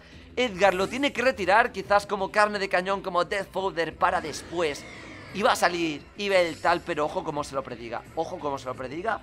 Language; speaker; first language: Spanish; native; Spanish